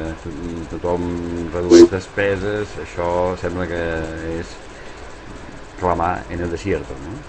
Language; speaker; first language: Catalan; native; Catalan